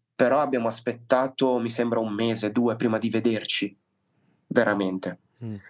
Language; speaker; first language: Italian; native; Italian